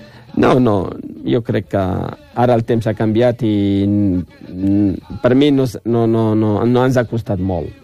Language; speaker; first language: Catalan; non-native, fluent; Riffian